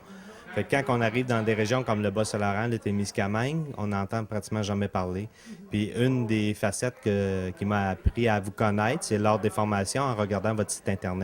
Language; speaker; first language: French; native; French